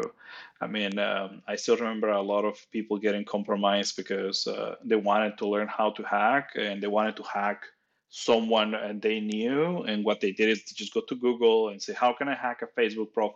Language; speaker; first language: English; non-native, fluent; Spanish